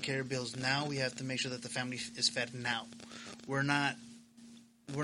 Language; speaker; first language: English; native; English